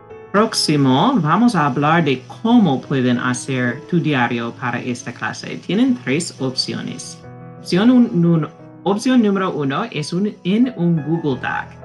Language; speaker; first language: Spanish; non-native, fluent; English